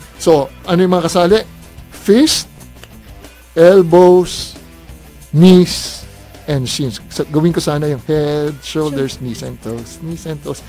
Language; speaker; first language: Filipino; native; Filipino